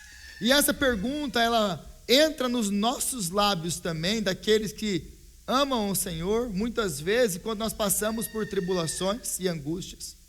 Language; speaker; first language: Portuguese; native; Portuguese